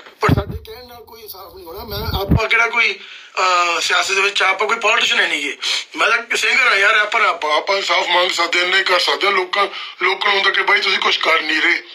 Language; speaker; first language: Punjabi; early bilingual, heritage; Punjabi